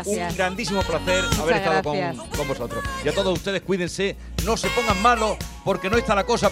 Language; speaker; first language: Spanish; native; Spanish